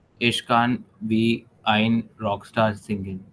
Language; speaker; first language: German; non-native, learner; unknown